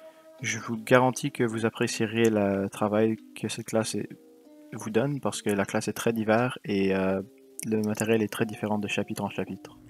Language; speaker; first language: French; non-native, learner; English